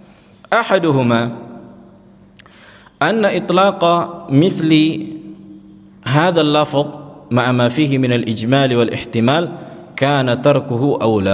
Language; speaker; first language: Arabic; non-native, fluent; Indonesian